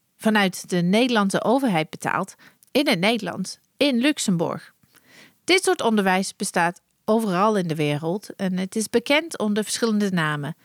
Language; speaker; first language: Dutch; non-native, fluent; English